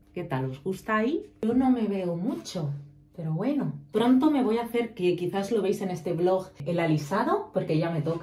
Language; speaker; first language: Spanish; native; Spanish